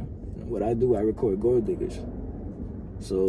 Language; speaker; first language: English; native; English